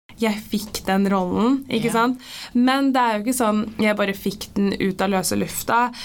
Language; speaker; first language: Norwegian; early bilingual, heritage; Norwegian